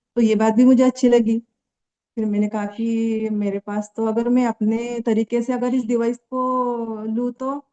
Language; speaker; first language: Hindi; non-native, local second language; Marathi